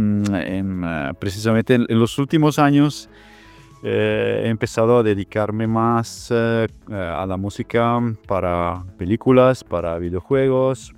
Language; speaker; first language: Spanish; non-native, fluent; Italian